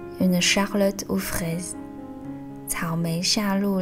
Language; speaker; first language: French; non-native, fluent; Chinese